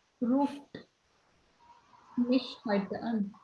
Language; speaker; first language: German; non-native, learner; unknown